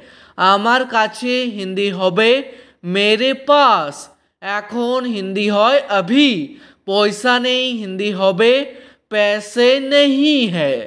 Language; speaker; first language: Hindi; non-native, fluent; Bangla